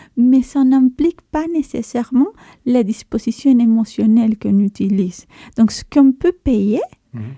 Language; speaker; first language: French; non-native, fluent; Spanish